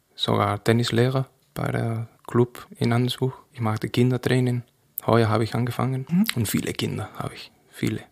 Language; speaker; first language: German; non-native, fluent; Spanish